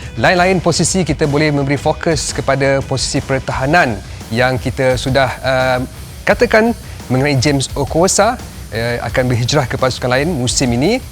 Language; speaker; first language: Malay; native; Malay